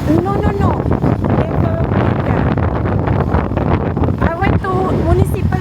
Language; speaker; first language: English; non-native, local second language; Malay